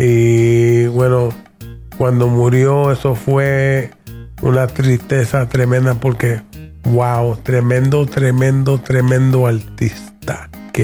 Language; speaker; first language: Spanish; early bilingual, heritage; English